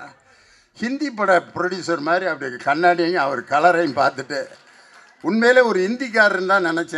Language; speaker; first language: Tamil; native; Tamil